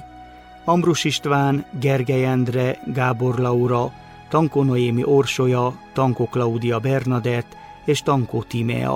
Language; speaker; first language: Hungarian; native; Hungarian